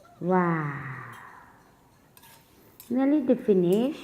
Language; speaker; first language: English; non-native, learner; Thai